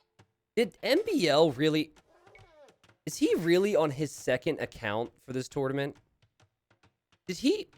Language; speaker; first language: English; native; English